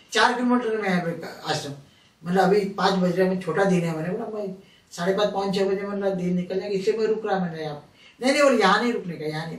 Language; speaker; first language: Hindi; non-native, local second language; Marathi